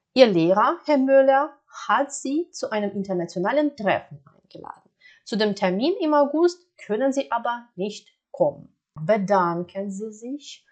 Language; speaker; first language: German; non-native, fluent; Ukrainian